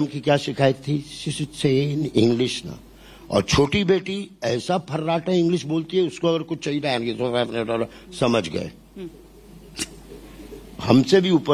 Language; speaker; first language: Hindi; native; Hindi